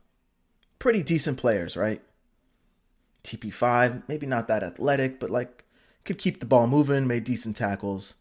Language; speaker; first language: English; native; English